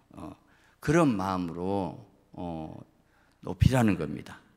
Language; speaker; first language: Korean; native; Korean